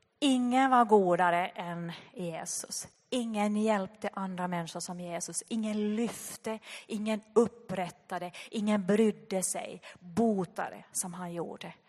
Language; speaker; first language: Swedish; native; Swedish